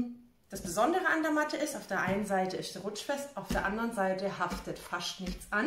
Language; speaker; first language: German; native; German